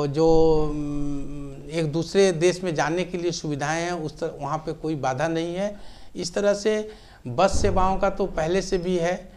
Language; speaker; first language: Hindi; native; Hindi